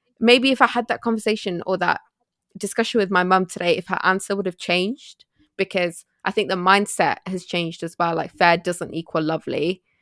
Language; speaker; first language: English; early bilingual, other home language; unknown